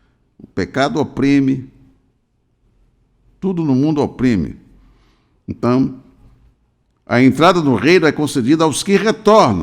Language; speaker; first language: Portuguese; native; Portuguese